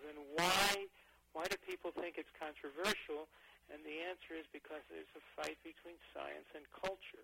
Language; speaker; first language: English; native; English